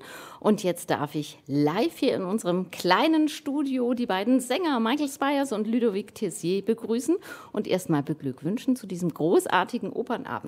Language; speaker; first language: German; native; German